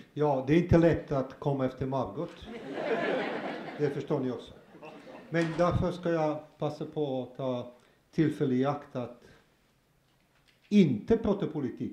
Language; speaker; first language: Swedish; non-native, fluent; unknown